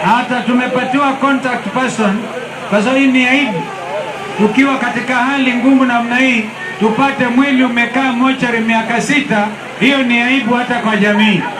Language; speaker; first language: Swahili; non-native, local second language; Kamba